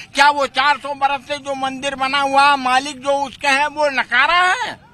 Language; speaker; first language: Hindi; native; Hindi